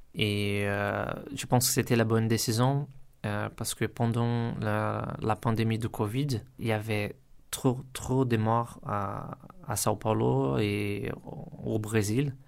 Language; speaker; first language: French; non-native, learner; Portuguese